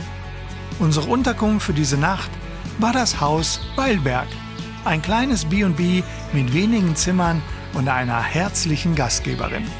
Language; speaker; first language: German; native; German